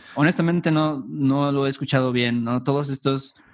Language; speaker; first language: Spanish; native; Spanish